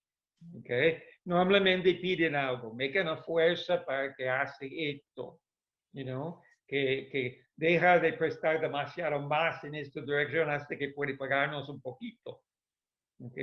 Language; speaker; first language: Spanish; non-native, fluent; English